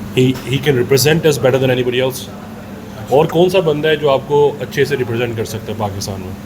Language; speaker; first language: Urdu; native; Urdu